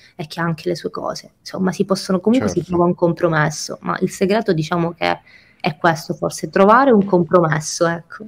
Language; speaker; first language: Italian; native; Italian